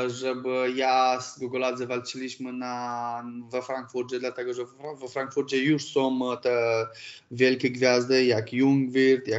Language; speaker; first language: Polish; non-native, fluent; Romanian